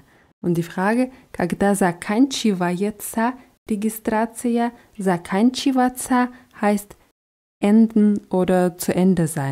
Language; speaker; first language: German; non-native, fluent; Russian